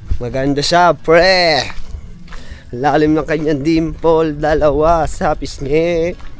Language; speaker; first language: Filipino; native; Filipino